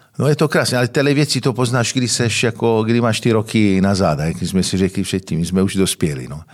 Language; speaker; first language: Czech; non-native, fluent; Italian